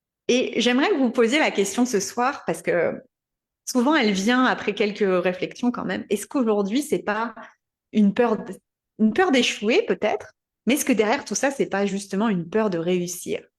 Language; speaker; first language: French; native; French